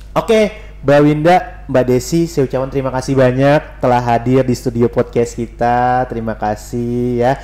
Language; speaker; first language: Indonesian; native; Indonesian